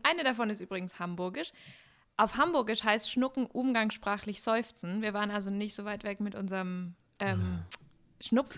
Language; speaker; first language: German; native; German